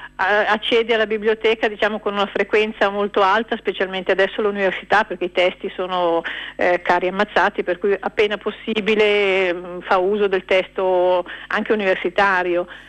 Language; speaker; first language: Italian; native; Italian